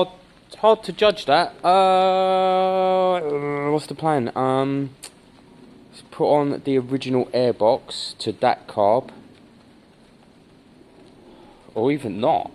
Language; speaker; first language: English; native; English